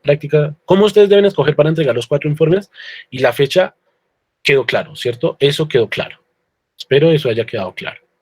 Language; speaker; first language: Spanish; native; Spanish